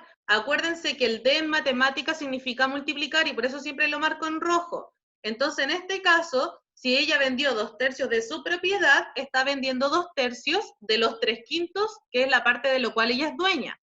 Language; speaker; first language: Spanish; native; Spanish